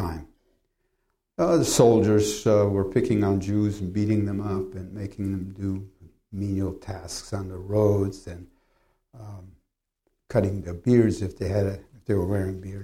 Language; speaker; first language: English; early bilingual, other home language; Polish